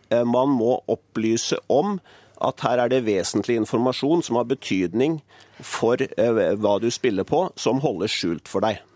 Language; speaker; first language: Norwegian; native; Norwegian